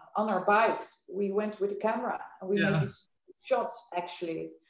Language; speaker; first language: English; non-native, fluent; Dutch